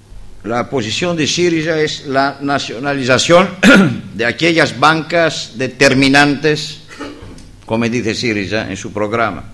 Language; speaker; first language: Spanish; non-native, fluent; Greek